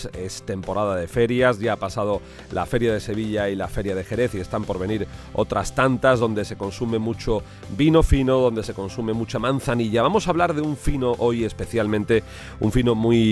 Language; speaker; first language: Spanish; native; Spanish